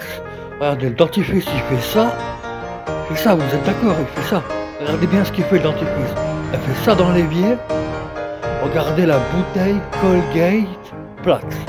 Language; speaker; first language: French; native; French